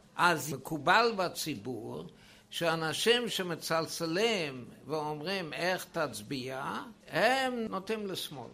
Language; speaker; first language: Hebrew; non-native, fluent; German